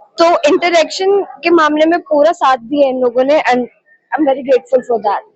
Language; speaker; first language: Hindi; native; Hindi